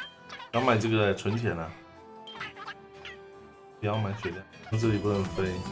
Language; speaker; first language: Chinese; native; Chinese